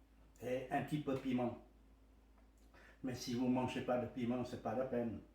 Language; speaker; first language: French; non-native, learner; Vietnamese